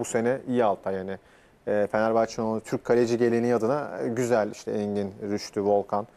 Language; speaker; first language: Turkish; native; Turkish